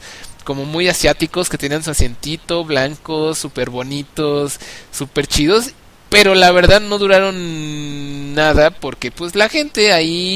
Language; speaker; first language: Spanish; native; Spanish